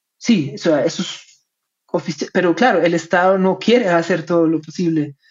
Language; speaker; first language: Spanish; non-native, fluent; German